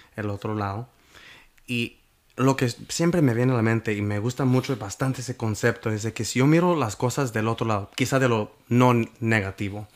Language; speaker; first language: Spanish; early bilingual, heritage; Spanish